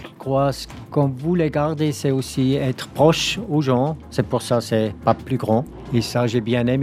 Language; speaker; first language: French; non-native, local second language; German